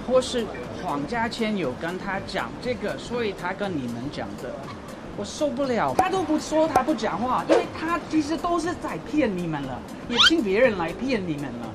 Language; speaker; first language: Chinese; non-native, fluent; English